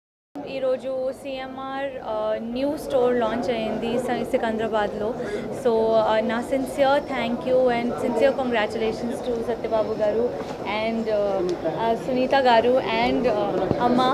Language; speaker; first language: Telugu; non-native, learner; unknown